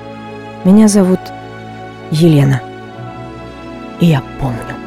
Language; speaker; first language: Russian; native; Russian